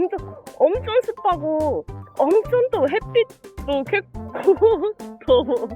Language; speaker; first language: Korean; non-native, fluent; Japanese